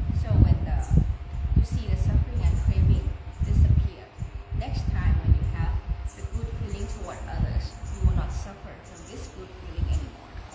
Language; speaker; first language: English; non-native, fluent; Thai